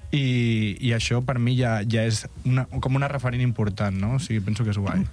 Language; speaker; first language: Catalan; non-native, local second language; Spanish